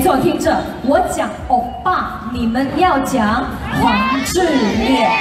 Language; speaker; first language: Chinese; native; Chinese